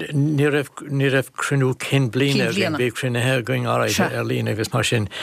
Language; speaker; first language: Irish; native; Irish